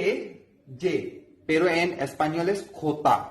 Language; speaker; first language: Spanish; non-native, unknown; Hindi